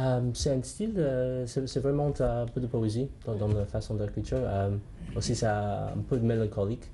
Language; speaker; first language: French; non-native, learner; English